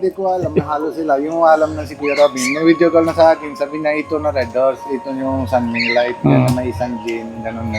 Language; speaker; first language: Filipino; non-native, learner; Punjabi